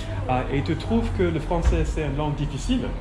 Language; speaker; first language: French; non-native, fluent; English